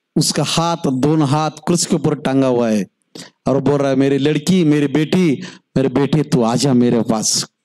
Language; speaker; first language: Hindi; non-native, local second language; Marathi